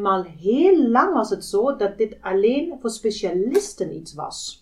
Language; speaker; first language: Dutch; non-native, fluent; German